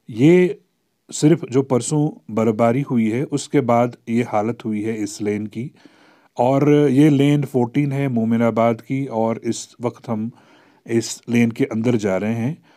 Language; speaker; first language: Urdu; non-native, local second language; Kashmiri